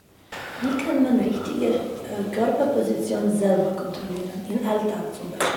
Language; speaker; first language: German; non-native, learner; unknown